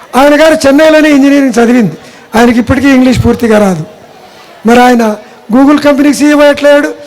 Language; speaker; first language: Telugu; non-native, local second language; Kannada